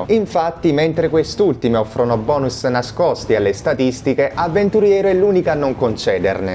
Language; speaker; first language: Italian; native; Italian